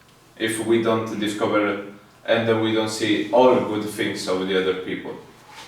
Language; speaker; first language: English; non-native, fluent; Italian